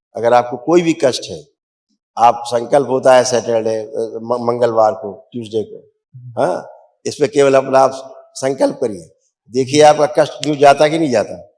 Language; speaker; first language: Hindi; native; Hindi